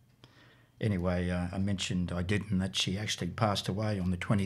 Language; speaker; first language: English; native; English